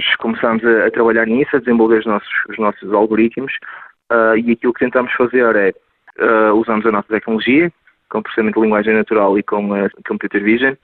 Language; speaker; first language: Portuguese; native; Portuguese